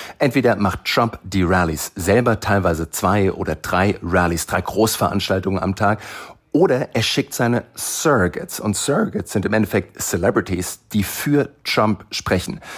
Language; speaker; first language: German; native; German